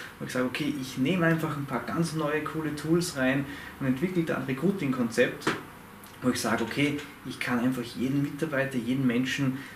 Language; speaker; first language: German; native; German